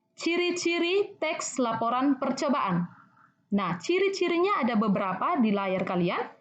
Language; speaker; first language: Indonesian; native; Indonesian